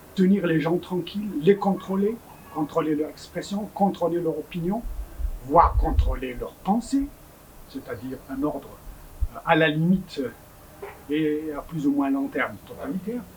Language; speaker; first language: French; non-native, local second language; Kabyle